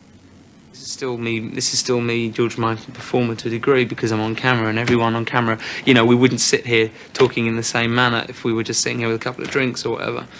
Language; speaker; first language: English; native; English